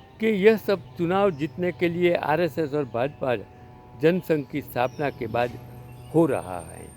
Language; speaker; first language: Hindi; non-native, local second language; Gujarati